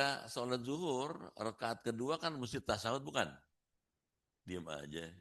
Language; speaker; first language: Indonesian; native; Indonesian